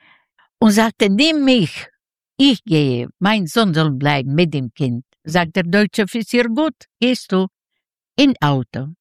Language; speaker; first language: German; non-native, learner; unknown